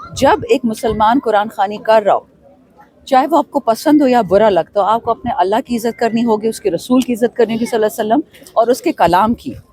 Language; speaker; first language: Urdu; non-native, local second language; Pashto